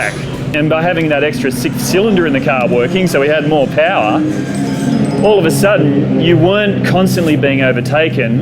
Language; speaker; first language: English; native; English